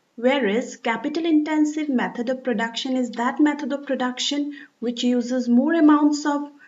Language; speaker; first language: English; non-native, local second language; Assamese